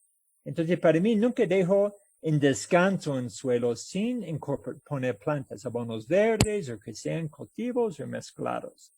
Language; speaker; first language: Spanish; non-native, fluent; English